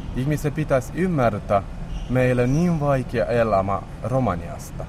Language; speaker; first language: Finnish; non-native, learner; Romany